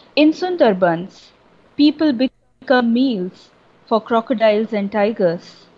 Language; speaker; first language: English; non-native, local second language; Bangla